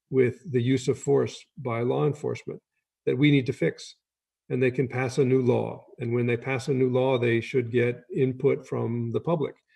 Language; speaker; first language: English; native; English